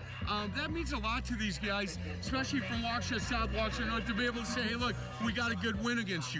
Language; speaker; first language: English; native; English